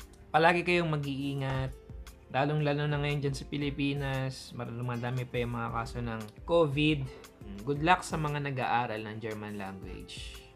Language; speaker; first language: Filipino; native; Filipino